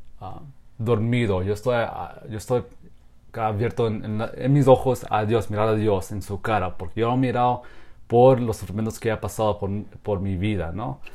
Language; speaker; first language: Spanish; non-native, fluent; English